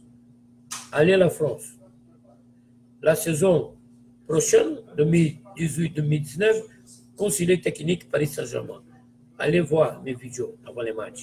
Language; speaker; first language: French; non-native, fluent; Portuguese